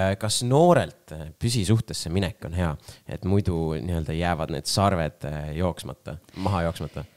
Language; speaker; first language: Estonian; non-native, local second language; Russian